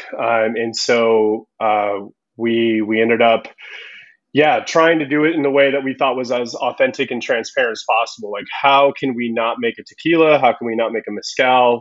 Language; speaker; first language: English; early bilingual, other home language; Spanish